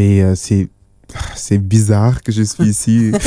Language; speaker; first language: French; non-native, fluent; Yoruba